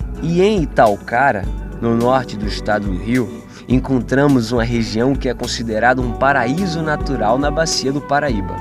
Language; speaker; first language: Portuguese; native; Portuguese